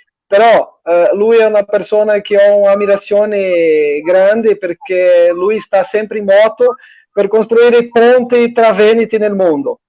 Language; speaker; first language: Italian; non-native, fluent; Portuguese